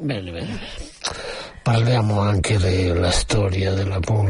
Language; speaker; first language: Italian; non-native, learner; Catalan